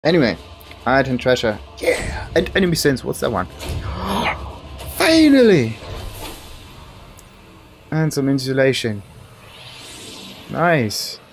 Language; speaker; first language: English; non-native, fluent; German